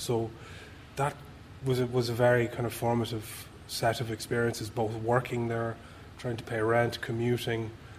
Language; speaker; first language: English; native; English